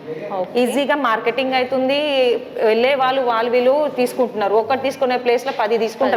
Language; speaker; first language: Telugu; native; Telugu